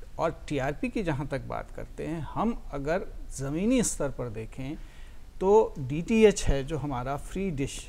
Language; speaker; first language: Hindi; native; Hindi